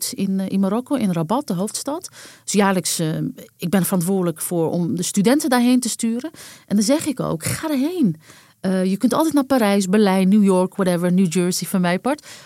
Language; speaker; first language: Dutch; native; Dutch